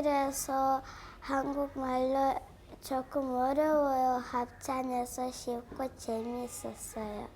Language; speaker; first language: Korean; non-native, learner; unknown